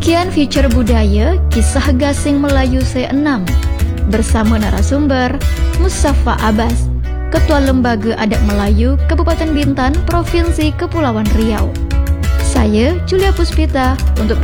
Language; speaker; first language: Indonesian; native; Indonesian